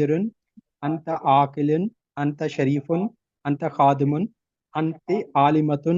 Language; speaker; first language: Arabic; non-native, learner; Urdu